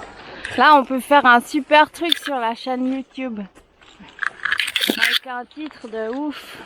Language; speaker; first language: French; native; French